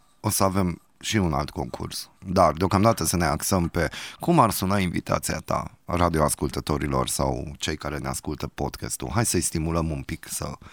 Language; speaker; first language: Romanian; native; Romanian